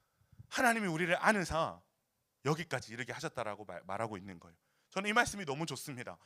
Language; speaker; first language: Korean; native; Korean